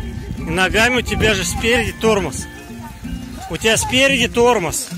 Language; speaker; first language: Russian; native; Russian